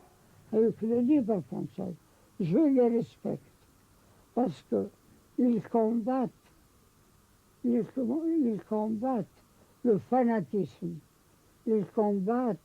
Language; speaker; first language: French; non-native, local second language; Arabic